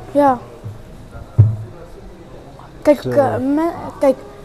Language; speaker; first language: Dutch; early bilingual, other home language; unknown